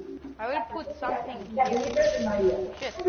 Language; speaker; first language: English; non-native, learner; Greek